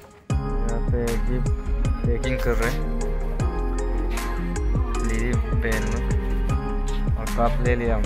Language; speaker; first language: Hindi; non-native, local second language; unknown